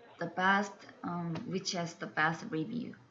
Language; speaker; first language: English; non-native, learner; Korean